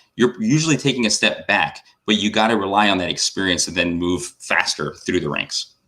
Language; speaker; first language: English; native; English